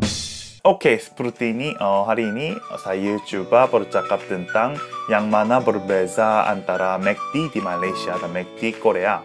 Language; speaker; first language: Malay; non-native, learner; Korean